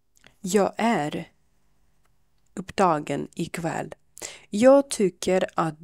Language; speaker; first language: Swedish; non-native, fluent; Ukrainian